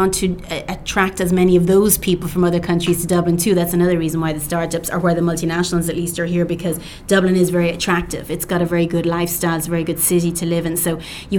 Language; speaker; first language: English; native; English